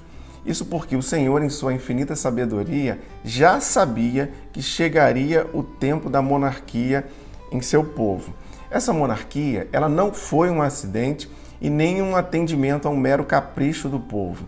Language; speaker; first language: Portuguese; native; Portuguese